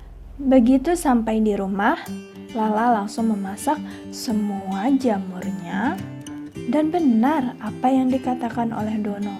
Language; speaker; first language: Indonesian; native; Indonesian